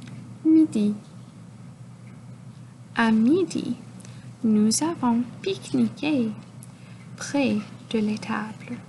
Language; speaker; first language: French; non-native, local second language; English